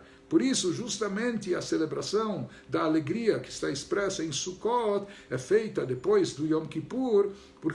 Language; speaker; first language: Portuguese; native; Portuguese